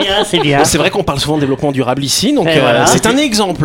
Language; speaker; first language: French; native; French